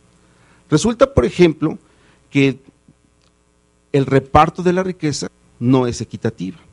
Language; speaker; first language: Spanish; native; Spanish